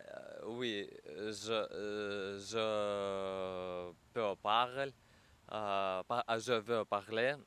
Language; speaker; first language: French; non-native, learner; Russian